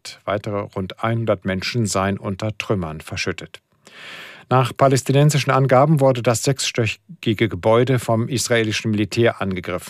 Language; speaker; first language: German; native; German